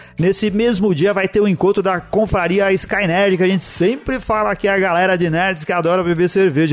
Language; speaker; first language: Portuguese; native; Portuguese